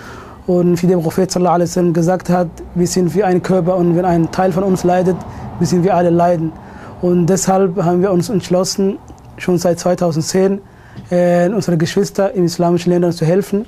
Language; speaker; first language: German; early bilingual, other home language; Somali